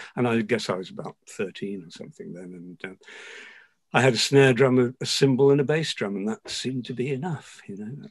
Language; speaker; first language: English; native; English